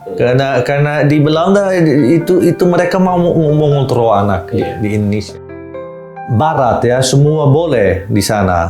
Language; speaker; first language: Indonesian; non-native, fluent; Dutch